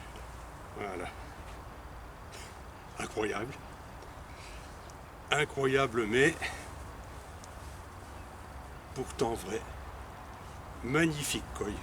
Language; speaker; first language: French; native; French